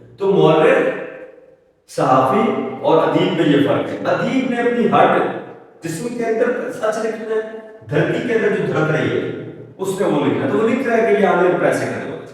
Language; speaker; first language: Urdu; non-native, local second language; Punjabi